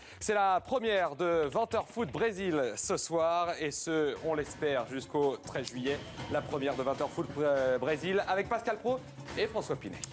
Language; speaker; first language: French; native; French